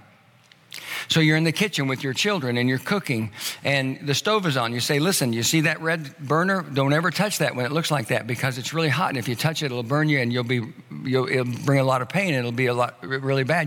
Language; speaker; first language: English; native; English